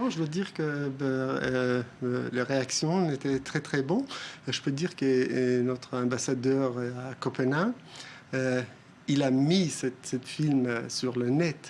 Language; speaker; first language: French; non-native, fluent; Hebrew